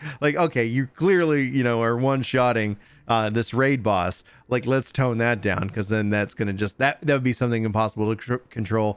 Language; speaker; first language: English; native; English